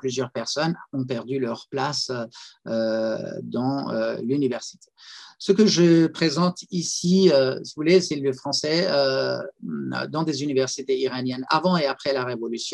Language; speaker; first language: French; non-native, fluent; Persian